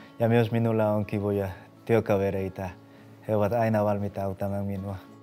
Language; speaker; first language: Finnish; non-native, learner; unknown